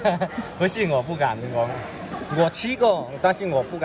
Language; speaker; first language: Chinese; non-native, fluent; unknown